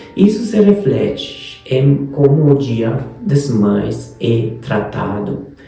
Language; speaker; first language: Portuguese; non-native, fluent; Hungarian